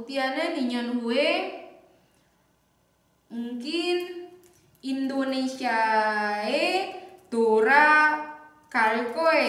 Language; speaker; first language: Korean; non-native, fluent; Indonesian